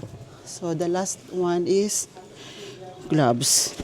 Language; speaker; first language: English; non-native, local second language; Filipino